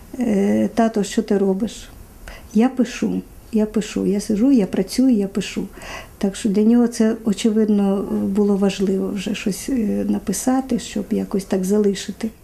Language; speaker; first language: Ukrainian; native; Ukrainian